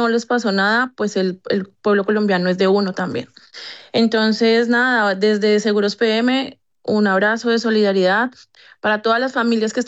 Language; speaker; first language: Spanish; native; Spanish